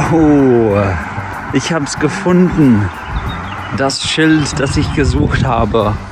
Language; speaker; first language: German; non-native, fluent; English